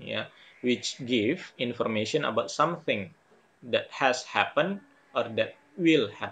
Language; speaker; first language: English; non-native, fluent; Indonesian